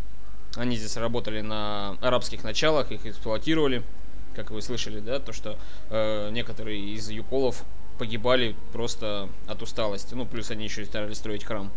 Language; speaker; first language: Russian; native; Russian